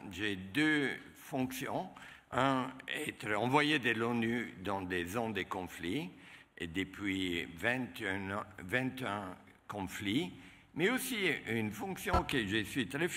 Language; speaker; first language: French; non-native, fluent; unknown